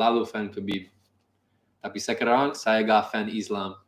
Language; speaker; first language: Indonesian; non-native, learner; English